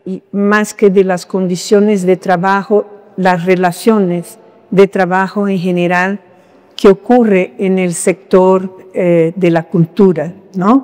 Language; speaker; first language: Spanish; non-native, fluent; Portuguese